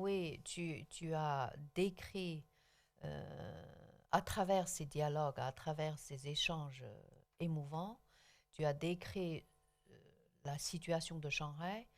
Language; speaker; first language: French; non-native, local second language; Chinese